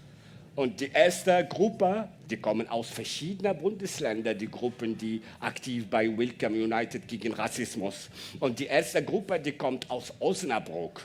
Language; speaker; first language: German; non-native, learner; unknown